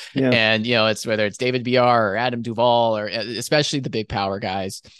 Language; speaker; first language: English; native; English